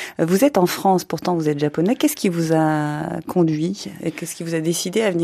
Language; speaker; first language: French; native; French